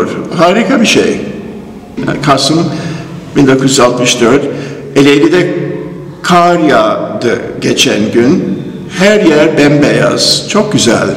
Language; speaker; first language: Turkish; non-native, fluent; English